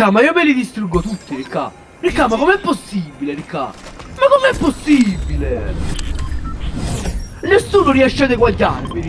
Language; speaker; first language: Italian; native; Italian